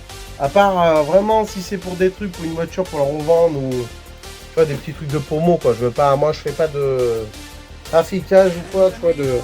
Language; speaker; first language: French; native; French